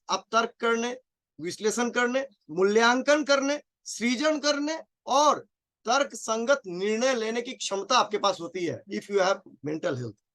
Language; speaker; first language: Hindi; native; Hindi